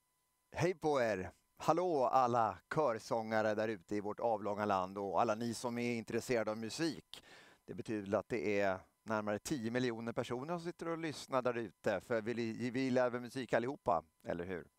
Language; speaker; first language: Swedish; native; Swedish